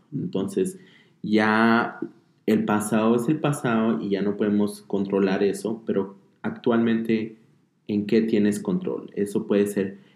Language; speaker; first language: Spanish; early bilingual, heritage; Spanish